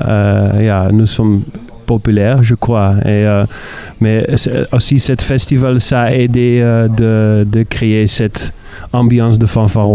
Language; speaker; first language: French; non-native, learner; Dutch